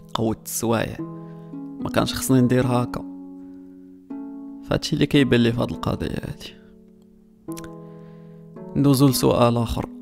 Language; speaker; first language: Arabic; native; Arabic